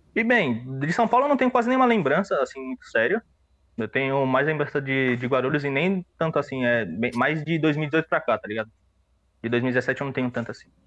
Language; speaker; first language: Portuguese; native; Portuguese